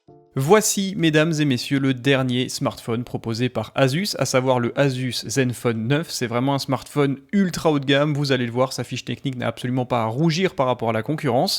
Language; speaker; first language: French; native; French